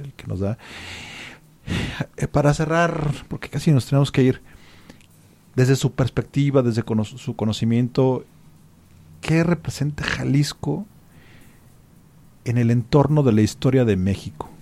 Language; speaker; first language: Spanish; native; Spanish